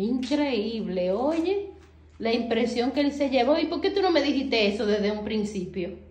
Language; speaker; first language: Spanish; native; Spanish